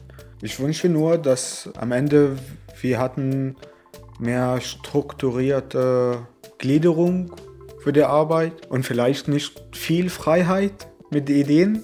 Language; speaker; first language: German; non-native, learner; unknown